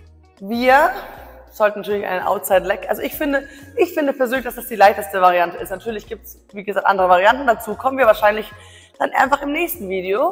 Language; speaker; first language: German; native; German